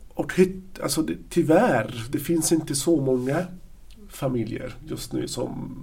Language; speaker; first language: Swedish; non-native, fluent; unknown